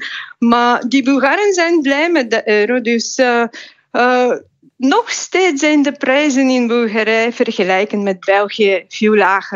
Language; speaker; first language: Dutch; non-native, fluent; Bulgarian